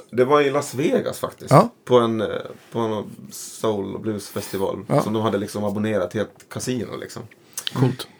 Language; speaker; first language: Swedish; native; Swedish